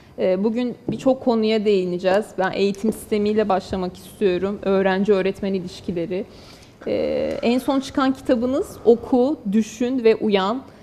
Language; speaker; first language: Turkish; native; Turkish